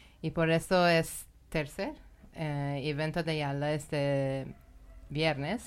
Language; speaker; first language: Spanish; non-native, learner; Persian